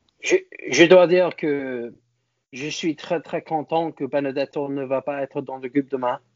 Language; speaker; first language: French; non-native, learner; English